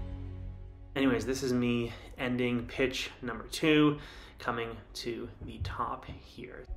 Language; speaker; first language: English; native; English